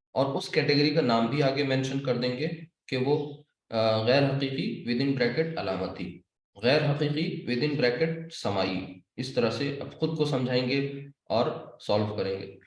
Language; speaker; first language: Urdu; native; Urdu